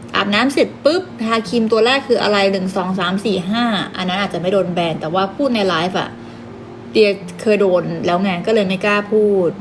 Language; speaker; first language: Thai; native; Thai